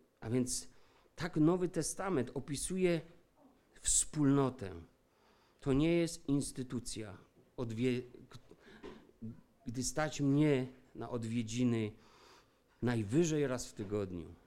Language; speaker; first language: Polish; native; Polish